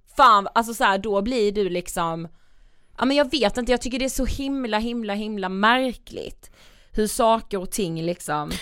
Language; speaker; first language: Swedish; native; Swedish